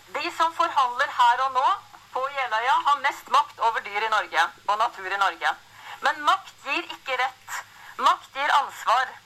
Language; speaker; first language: Norwegian; native; Norwegian